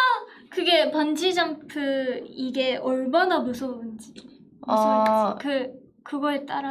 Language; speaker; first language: Korean; non-native, fluent; Japanese